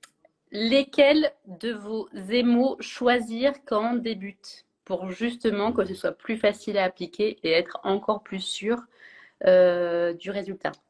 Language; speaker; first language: French; native; French